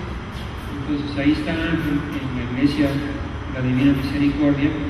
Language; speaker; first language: Spanish; native; Spanish